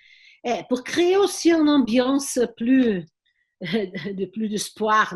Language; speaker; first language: French; non-native, fluent; Portuguese